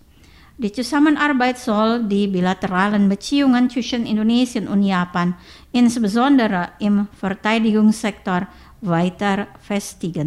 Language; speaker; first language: German; non-native, fluent; Indonesian